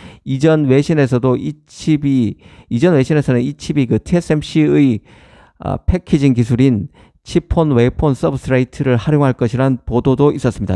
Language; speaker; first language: Korean; native; Korean